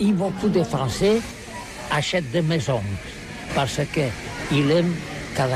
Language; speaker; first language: French; non-native, learner; Catalan